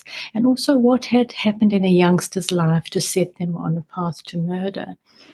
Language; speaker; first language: English; native; English